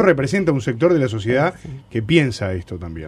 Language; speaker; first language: Spanish; native; Spanish